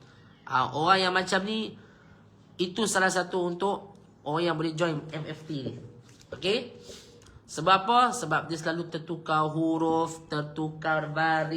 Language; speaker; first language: Malay; native; Malay